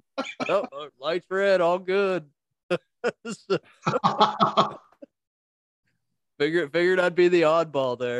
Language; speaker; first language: English; native; English